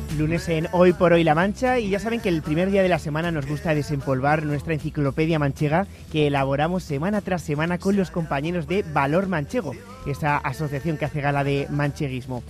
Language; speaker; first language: Spanish; native; Spanish